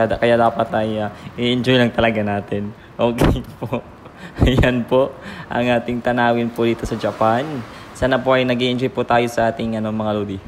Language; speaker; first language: Filipino; native; Filipino